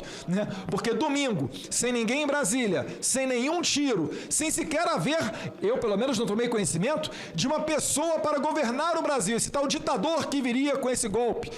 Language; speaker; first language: Portuguese; native; Portuguese